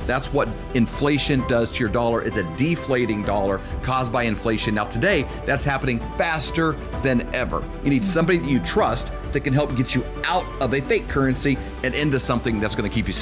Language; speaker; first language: English; native; English